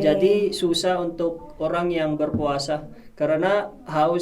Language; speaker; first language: Indonesian; non-native, fluent; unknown